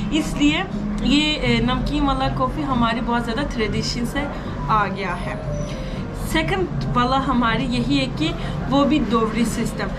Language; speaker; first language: Urdu; non-native, fluent; Turkish